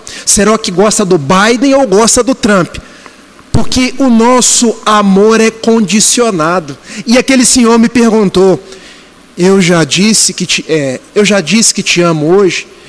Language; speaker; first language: Portuguese; native; Portuguese